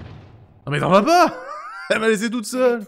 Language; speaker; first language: French; native; French